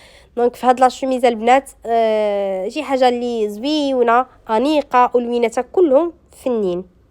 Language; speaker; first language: Arabic; native; Arabic